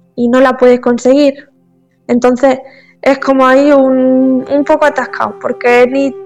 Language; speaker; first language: Spanish; native; Spanish